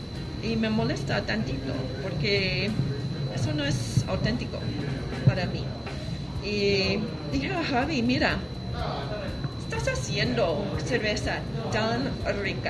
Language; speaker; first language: Spanish; non-native, fluent; English